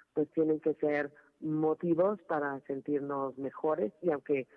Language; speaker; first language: Spanish; native; Spanish